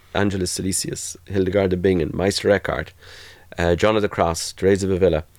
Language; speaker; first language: English; native; English